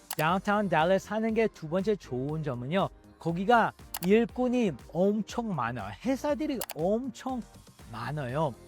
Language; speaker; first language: Korean; early bilingual, heritage; Korean